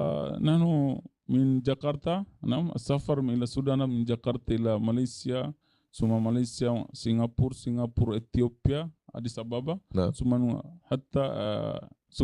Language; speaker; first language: Arabic; non-native, learner; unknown